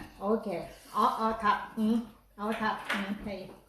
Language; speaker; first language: Swedish; non-native, learner; Thai